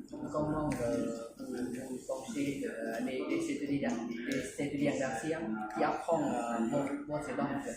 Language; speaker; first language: French; non-native, learner; Lao